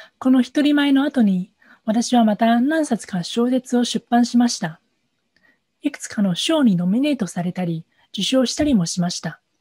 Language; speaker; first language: Japanese; non-native, fluent; Chinese